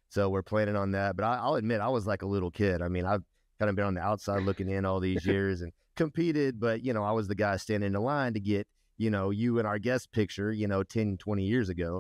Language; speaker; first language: English; native; English